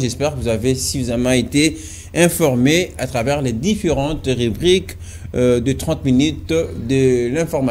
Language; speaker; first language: French; non-native, local second language; Lingala